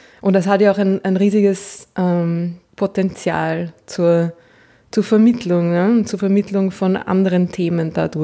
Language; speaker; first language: German; native; German